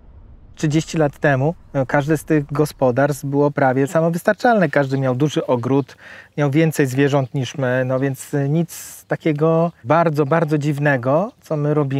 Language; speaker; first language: Polish; native; Polish